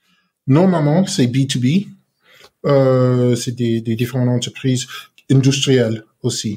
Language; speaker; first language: French; non-native, learner; English